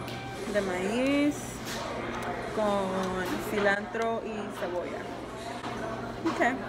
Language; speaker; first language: Spanish; early bilingual, heritage; Spanish